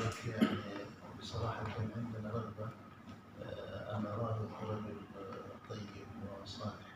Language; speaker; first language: Arabic; native; Arabic